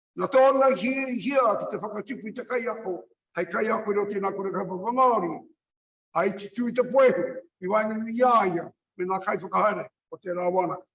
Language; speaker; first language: Māori; native; Māori